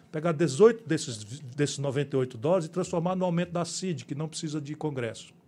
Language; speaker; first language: Portuguese; native; Portuguese